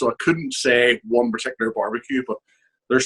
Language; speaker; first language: English; native; English